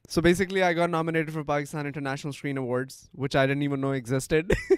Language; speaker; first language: English; non-native, local second language; Urdu